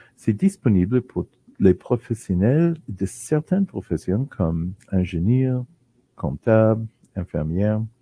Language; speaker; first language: French; non-native, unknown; English